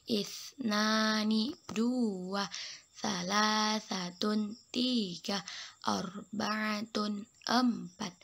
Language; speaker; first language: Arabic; non-native, fluent; Indonesian